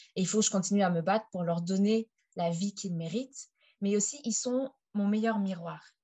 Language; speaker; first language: French; native; French